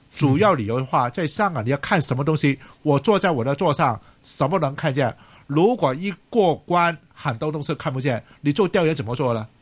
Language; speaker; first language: Chinese; non-native, local second language; Cantonese